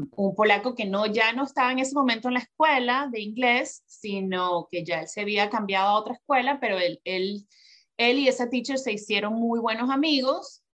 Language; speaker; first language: Spanish; native; Spanish